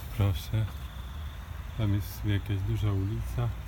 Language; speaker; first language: Polish; native; Polish